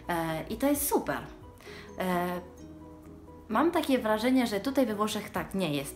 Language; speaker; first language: Polish; early bilingual, heritage; Polish